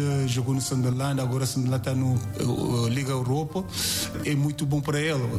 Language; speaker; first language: Portuguese; non-native, learner; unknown